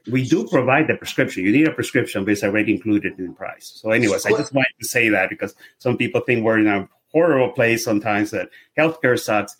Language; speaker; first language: English; non-native, fluent; Spanish